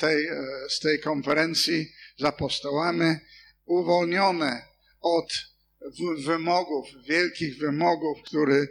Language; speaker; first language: Polish; non-native, fluent; English